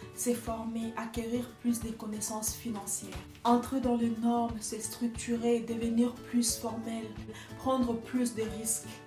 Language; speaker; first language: French; non-native, local second language; Lingala